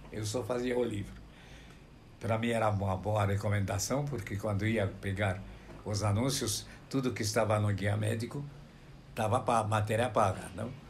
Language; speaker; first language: Portuguese; non-native, fluent; Romanian